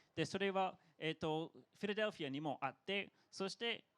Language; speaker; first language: Japanese; non-native, fluent; English